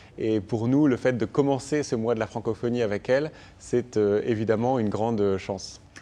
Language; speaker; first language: French; native; French